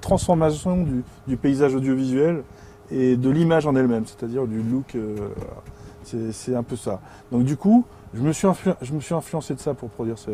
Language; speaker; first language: French; native; French